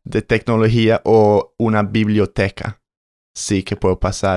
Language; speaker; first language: Spanish; non-native, fluent; English